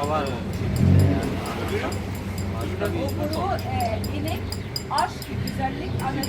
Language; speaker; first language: Turkish; non-native, learner; Arabic